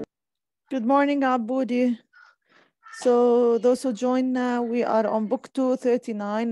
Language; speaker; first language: English; non-native, fluent; Arabic